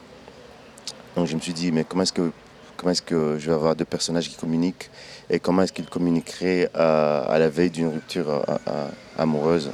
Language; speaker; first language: French; non-native, local second language; Kinyarwanda